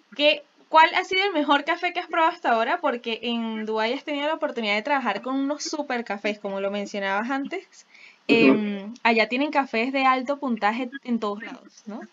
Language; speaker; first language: Spanish; native; Spanish